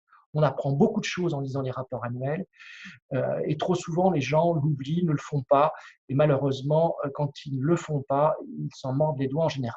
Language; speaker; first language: French; native; French